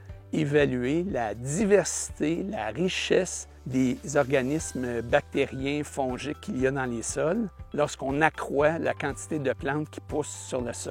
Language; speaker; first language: French; native; French